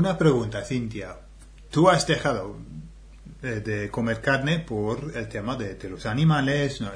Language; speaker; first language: Spanish; non-native, fluent; English